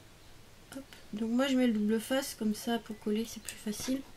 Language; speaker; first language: French; native; French